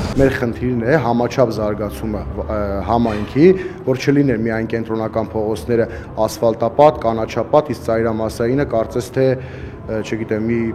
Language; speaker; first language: Armenian; native; Armenian